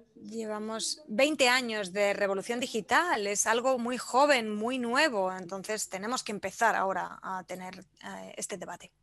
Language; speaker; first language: Spanish; non-native, fluent; Polish